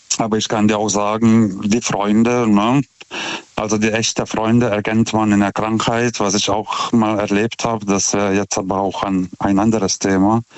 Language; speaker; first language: German; non-native, fluent; Lithuanian